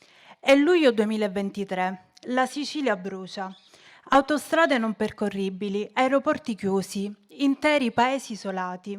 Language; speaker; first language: Italian; native; Italian